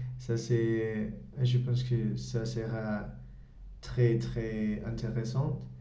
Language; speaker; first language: French; non-native, learner; Spanish